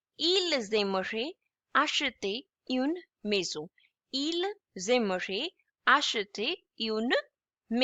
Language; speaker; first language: French; non-native, fluent; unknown